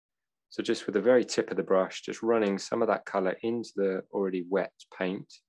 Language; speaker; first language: English; native; English